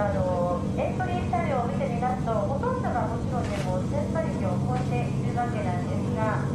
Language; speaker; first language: Japanese; native; Japanese